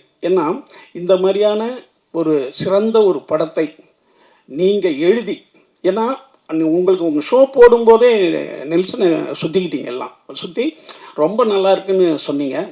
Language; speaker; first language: Tamil; native; Tamil